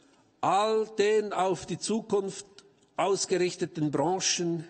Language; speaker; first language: German; native; German